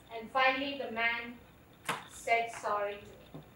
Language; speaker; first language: English; non-native, local second language; Malayalam